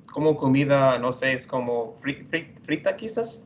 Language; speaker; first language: Spanish; non-native, fluent; English